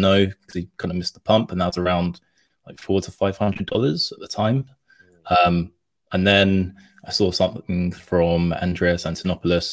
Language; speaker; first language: English; native; English